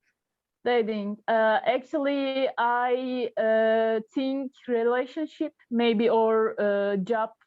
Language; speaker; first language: English; non-native, learner; Turkish